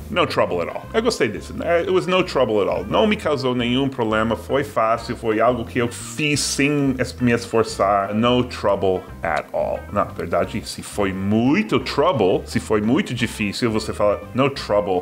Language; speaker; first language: Portuguese; non-native, fluent; English